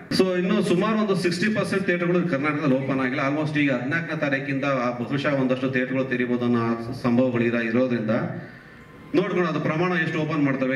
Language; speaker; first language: Kannada; native; Kannada